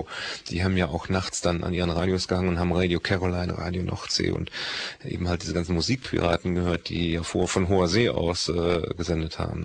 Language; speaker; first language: German; native; German